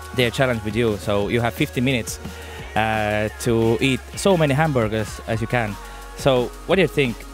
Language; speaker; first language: English; non-native, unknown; Estonian